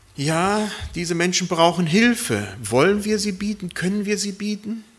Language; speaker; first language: German; early bilingual, other home language; Spanish